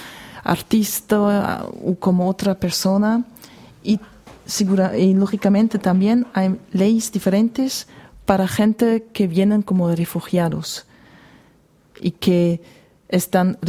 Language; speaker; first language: Spanish; non-native, fluent; German